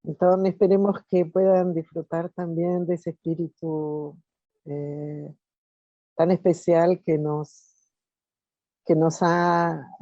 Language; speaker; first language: Spanish; non-native, fluent; Portuguese